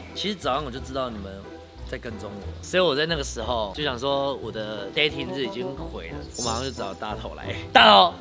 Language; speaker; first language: Chinese; native; Chinese